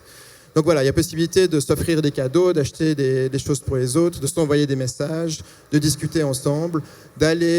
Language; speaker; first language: French; native; French